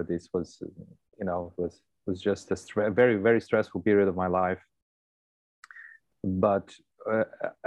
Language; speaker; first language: English; non-native, fluent; Portuguese